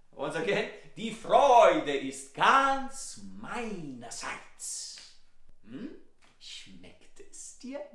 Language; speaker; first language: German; non-native, fluent; Italian